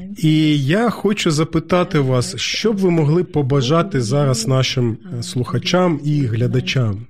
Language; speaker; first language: Ukrainian; native; Ukrainian